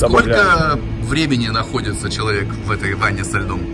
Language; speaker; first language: Russian; native; Russian